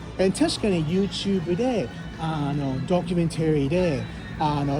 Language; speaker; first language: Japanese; non-native, learner; English